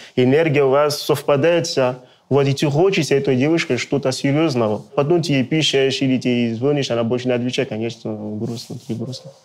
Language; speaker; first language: Russian; non-native, fluent; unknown